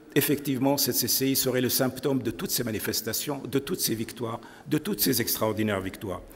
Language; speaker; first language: French; non-native, local second language; Arabic